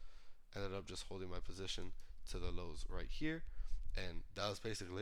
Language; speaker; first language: English; native; English